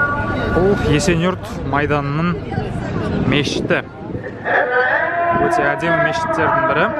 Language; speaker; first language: Turkish; non-native, learner; Kazakh